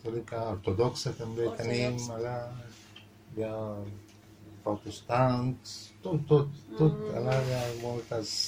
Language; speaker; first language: Catalan; non-native, fluent; Arabic